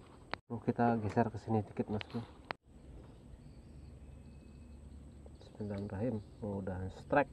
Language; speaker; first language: Indonesian; native; Indonesian